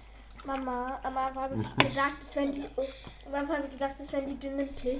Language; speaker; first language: German; early bilingual, other home language; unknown